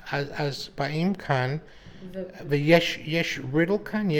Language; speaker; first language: Hebrew; non-native, learner; English